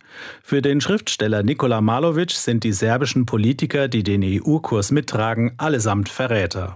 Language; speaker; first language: German; native; German